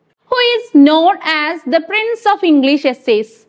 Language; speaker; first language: English; non-native, local second language; Malayalam